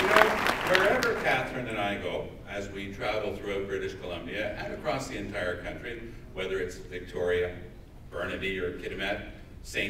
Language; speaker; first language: English; early bilingual, other home language; French